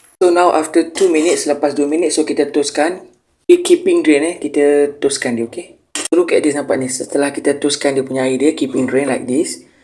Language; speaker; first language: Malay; native; Malay